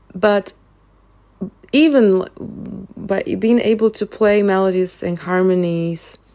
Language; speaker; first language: English; non-native, fluent; Russian